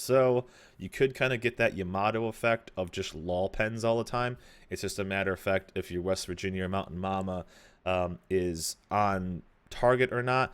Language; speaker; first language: English; native; English